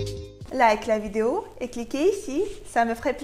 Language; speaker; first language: French; non-native, fluent; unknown